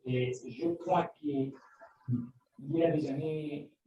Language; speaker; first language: French; non-native, fluent; Spanish